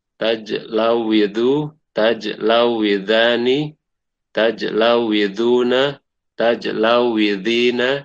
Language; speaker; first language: Arabic; non-native, learner; Indonesian